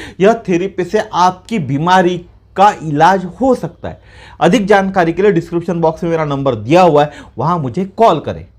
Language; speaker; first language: Hindi; non-native, local second language; Marathi